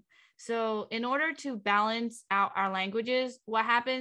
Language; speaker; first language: English; non-native, fluent; Vietnamese